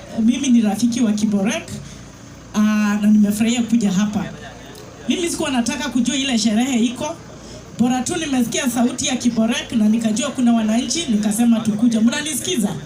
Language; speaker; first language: Swahili; non-native, local second language; Kikuyu